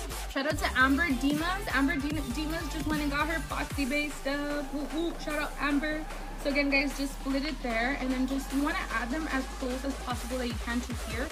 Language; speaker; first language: English; early bilingual, other home language; Spanish